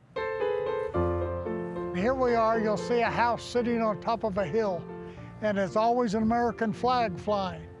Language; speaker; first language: English; native; English